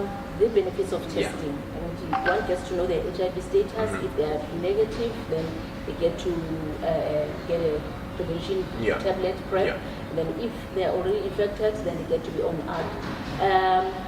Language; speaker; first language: English; non-native, local second language; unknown